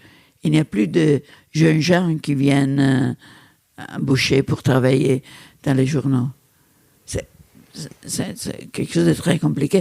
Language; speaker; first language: French; non-native, fluent; Italian